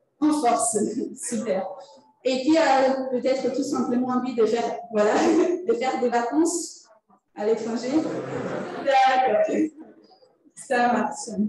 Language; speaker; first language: French; non-native, fluent; Italian